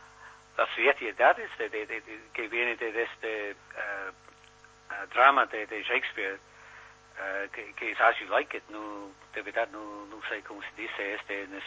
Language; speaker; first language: Spanish; non-native, learner; English